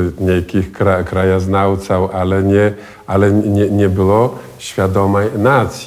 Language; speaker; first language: Polish; non-native, local second language; Belarusian